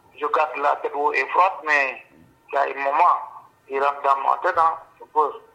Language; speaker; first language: French; non-native, local second language; Wolof